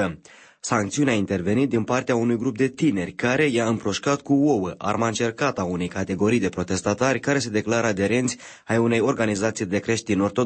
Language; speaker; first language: Romanian; native; Romanian